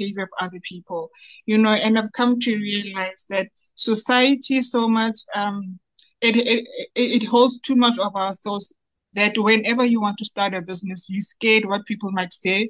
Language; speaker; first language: English; non-native, local second language; Southern Sotho